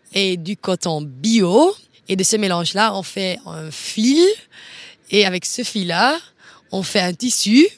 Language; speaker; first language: French; non-native, fluent; Dutch